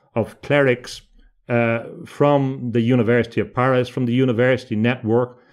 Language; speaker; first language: English; native; English